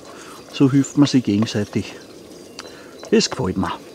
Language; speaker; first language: German; native; German